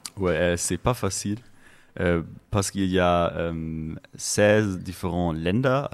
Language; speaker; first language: French; non-native, learner; German